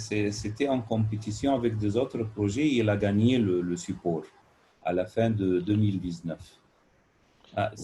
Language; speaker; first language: French; non-native, learner; Arabic